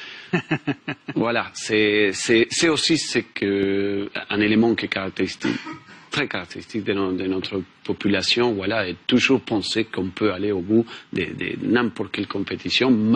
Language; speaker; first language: French; non-native, fluent; Spanish